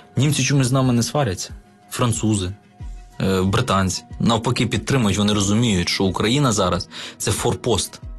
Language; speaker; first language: Ukrainian; native; Ukrainian